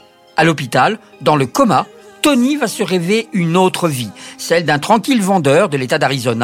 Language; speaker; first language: French; native; French